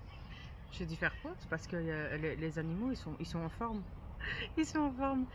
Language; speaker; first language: French; native; French